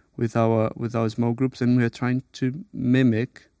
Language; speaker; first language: English; non-native, fluent; Portuguese